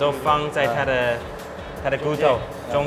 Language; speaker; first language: Chinese; non-native, fluent; English